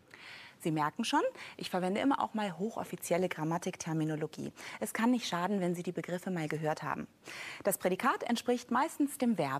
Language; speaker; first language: German; native; German